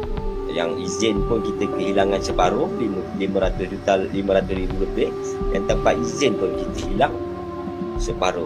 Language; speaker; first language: Malay; native; Malay